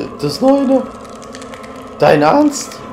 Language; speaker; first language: German; native; German